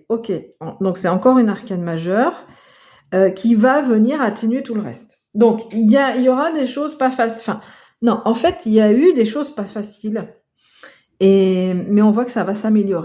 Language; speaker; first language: French; native; French